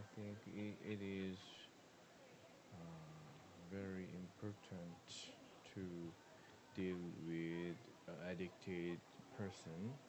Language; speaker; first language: English; non-native, learner; Korean